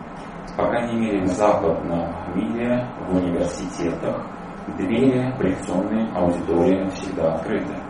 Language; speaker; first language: Russian; native; Russian